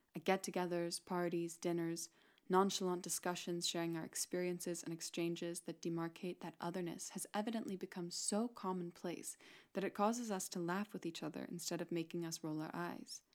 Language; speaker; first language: English; non-native, fluent; Spanish